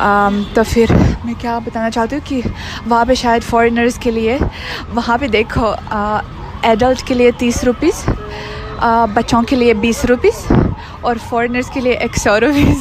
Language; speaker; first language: Hindi; non-native, fluent; Russian